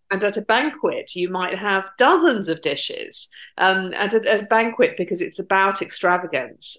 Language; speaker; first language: English; native; English